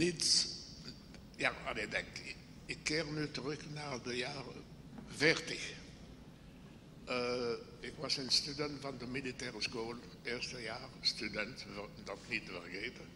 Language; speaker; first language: Dutch; non-native, local second language; French